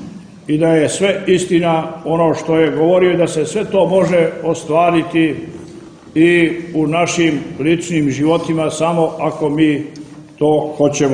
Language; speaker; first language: Croatian; native; Croatian